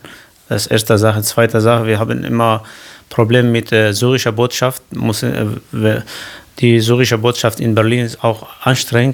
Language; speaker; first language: German; non-native, learner; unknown